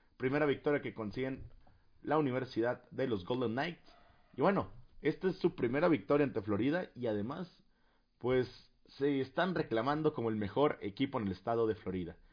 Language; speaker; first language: Spanish; native; Spanish